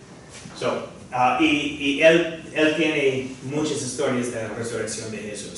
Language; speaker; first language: Spanish; non-native, fluent; English